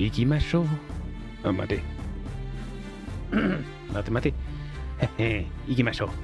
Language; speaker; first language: Japanese; non-native, learner; French